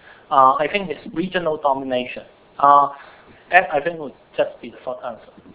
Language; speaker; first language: English; non-native, local second language; Cantonese